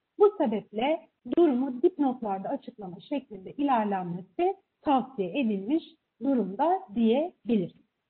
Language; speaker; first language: Turkish; native; Turkish